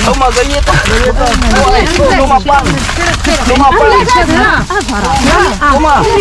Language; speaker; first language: Spanish; non-native, learner; Filipino